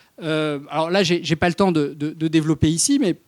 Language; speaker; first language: French; native; French